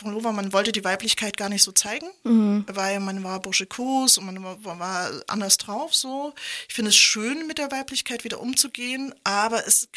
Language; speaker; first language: German; native; German